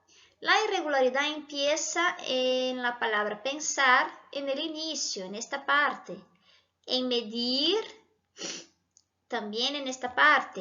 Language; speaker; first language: Spanish; non-native, fluent; Portuguese